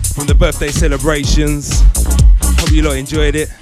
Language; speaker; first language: English; native; English